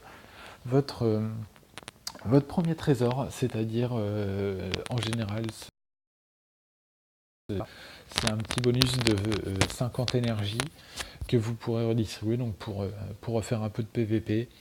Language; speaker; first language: French; native; French